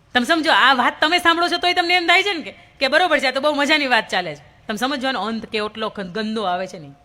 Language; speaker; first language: Gujarati; native; Gujarati